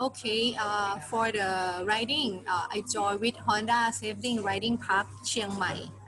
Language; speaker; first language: English; non-native, learner; Thai